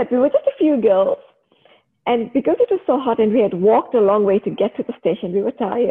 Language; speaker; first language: English; native; English